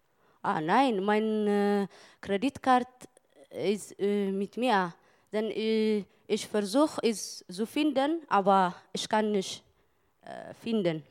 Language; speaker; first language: German; non-native, learner; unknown